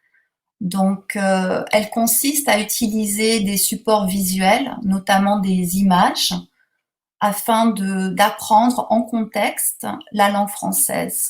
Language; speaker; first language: French; native; French